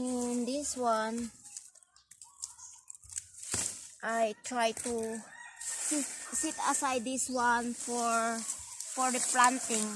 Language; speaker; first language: English; non-native, learner; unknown